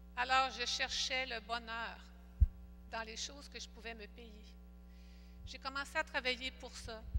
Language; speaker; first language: French; native; French